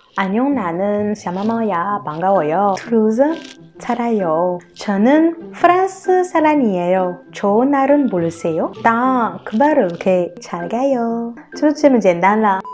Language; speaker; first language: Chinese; non-native, fluent; French